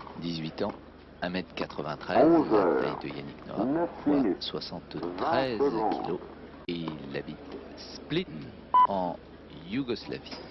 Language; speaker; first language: French; native; French